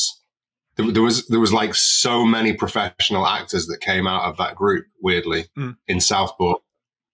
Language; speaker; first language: English; native; English